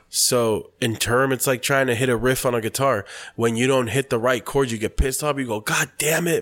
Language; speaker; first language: English; native; English